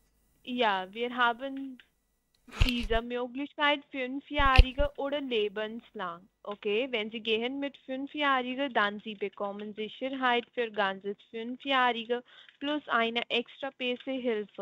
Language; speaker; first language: German; non-native, learner; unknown